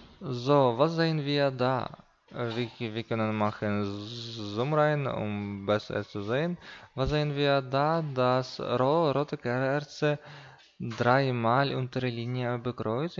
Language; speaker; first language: German; non-native, learner; Russian